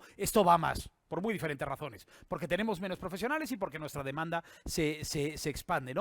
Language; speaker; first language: Spanish; native; Spanish